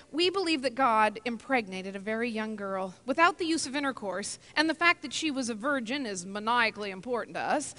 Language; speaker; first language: English; native; English